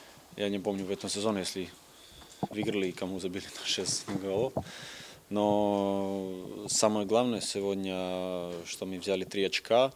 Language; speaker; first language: Russian; non-native, fluent; Serbian